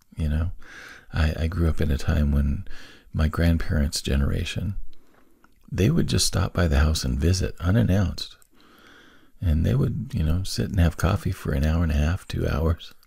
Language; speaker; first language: English; native; English